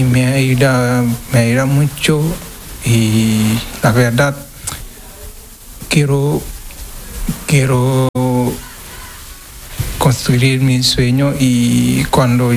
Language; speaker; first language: Spanish; non-native, learner; Wolof